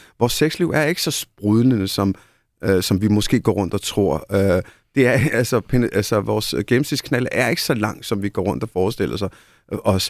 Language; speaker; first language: Danish; early bilingual, other home language; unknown